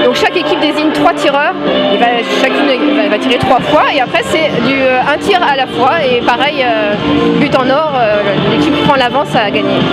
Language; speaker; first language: French; native; French